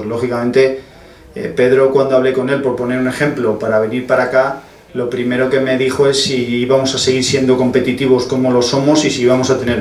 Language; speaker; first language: Spanish; native; Spanish